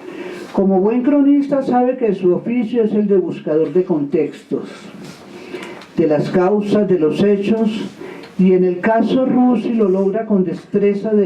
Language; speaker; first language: Spanish; native; Spanish